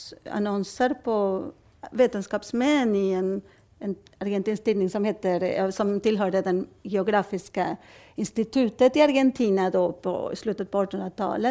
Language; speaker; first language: Swedish; non-native, fluent; Spanish